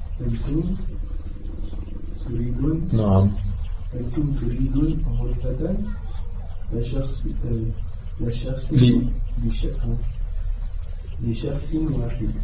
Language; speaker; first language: Arabic; non-native, learner; French